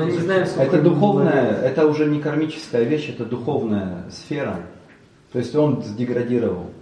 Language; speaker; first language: Russian; native; Russian